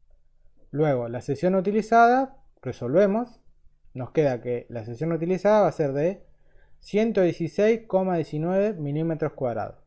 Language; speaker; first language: Spanish; native; Spanish